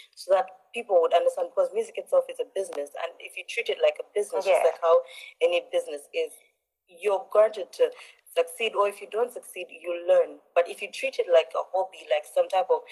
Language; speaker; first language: English; non-native, local second language; Ganda